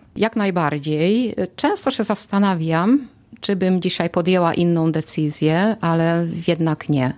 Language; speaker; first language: Polish; non-native, fluent; Hungarian